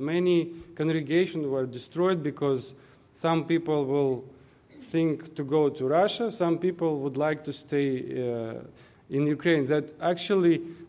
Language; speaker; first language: English; non-native, fluent; Russian